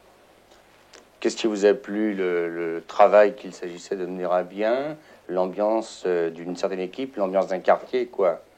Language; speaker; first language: French; native; French